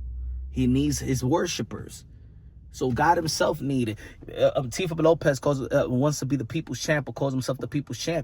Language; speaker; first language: English; native; English